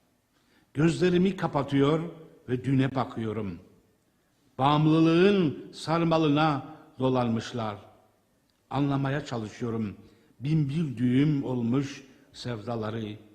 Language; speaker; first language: Turkish; native; Turkish